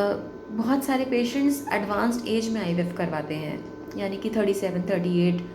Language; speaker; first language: Hindi; native; Hindi